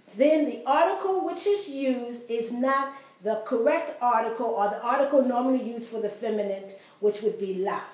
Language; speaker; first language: English; native; English